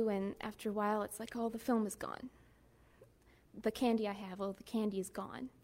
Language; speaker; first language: English; native; English